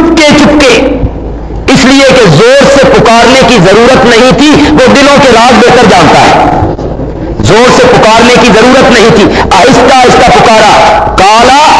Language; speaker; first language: Urdu; non-native, local second language; Punjabi